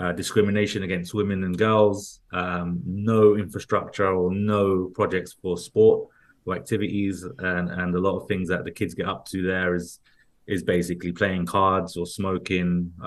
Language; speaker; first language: English; early bilingual, other home language; Spanish